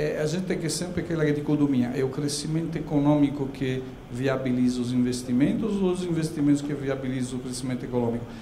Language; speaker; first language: Portuguese; non-native, fluent; Italian